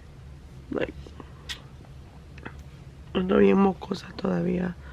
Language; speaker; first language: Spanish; early bilingual, heritage; Spanish